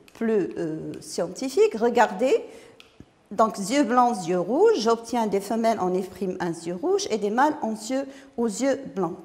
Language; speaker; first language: French; non-native, local second language; Arabic